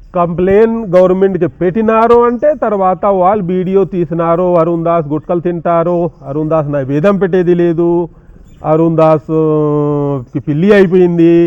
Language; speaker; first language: Telugu; non-native, local second language; Hindi